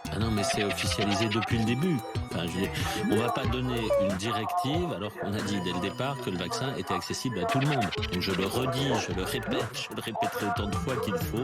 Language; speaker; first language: French; native; French